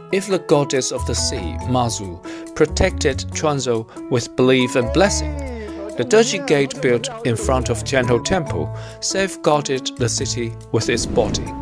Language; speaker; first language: English; non-native, fluent; Uzbek